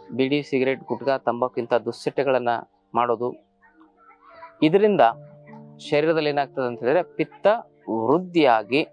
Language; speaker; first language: Kannada; native; Kannada